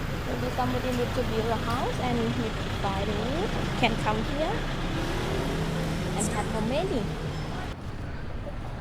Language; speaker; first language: English; non-native, learner; Thai